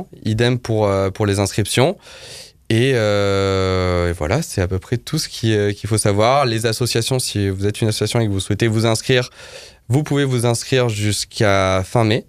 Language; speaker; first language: French; native; French